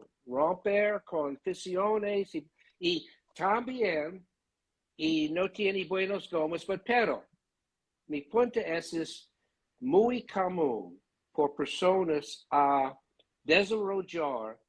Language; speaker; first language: Spanish; non-native, learner; English